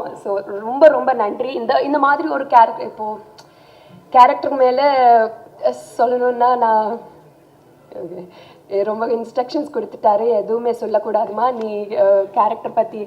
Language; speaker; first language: Tamil; non-native, learner; Telugu